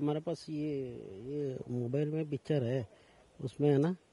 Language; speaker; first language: Hindi; non-native, local second language; Malayalam